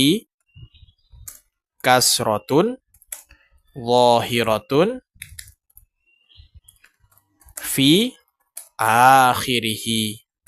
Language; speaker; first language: Arabic; non-native, fluent; Indonesian